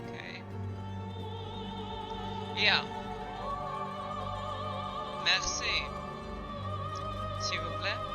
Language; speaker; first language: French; non-native, learner; English